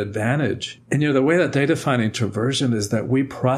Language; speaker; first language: English; early bilingual, other home language; Spanish